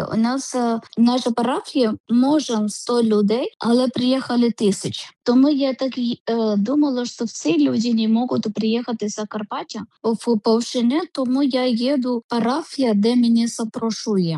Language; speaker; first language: Ukrainian; non-native, learner; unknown